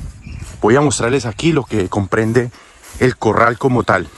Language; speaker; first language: Spanish; native; Spanish